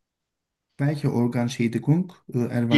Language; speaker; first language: German; non-native, learner; Turkish